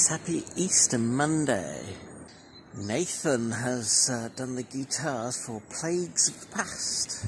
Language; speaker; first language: English; native; English